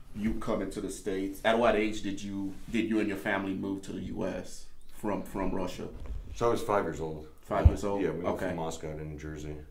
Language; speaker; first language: English; native; English